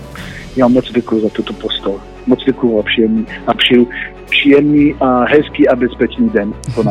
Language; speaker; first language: Czech; non-native, learner; Hebrew